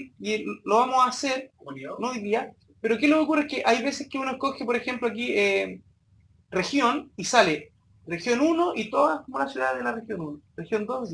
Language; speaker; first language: Spanish; native; Spanish